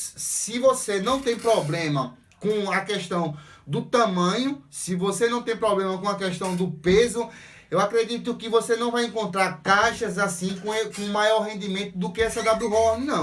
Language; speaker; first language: Portuguese; native; Portuguese